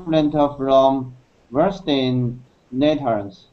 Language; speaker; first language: English; non-native, learner; Chinese